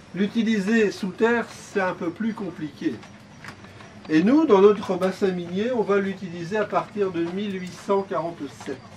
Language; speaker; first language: French; native; French